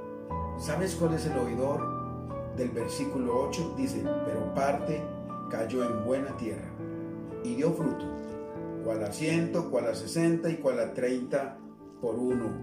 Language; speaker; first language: Spanish; native; Spanish